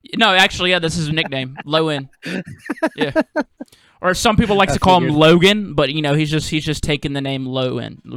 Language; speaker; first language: English; native; English